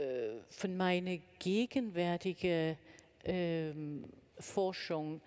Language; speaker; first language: German; non-native, fluent; Danish